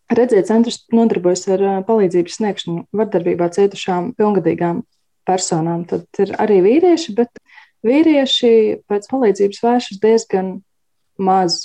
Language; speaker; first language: Latvian; native; Latvian